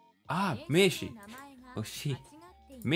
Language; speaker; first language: Japanese; non-native, learner; English